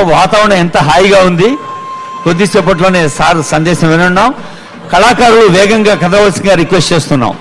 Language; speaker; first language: Telugu; native; Telugu